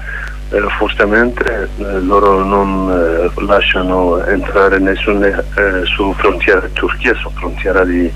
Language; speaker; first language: Italian; non-native, learner; Kurdish